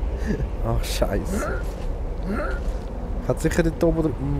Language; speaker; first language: German; native; German